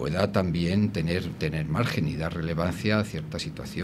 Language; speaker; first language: Spanish; native; Spanish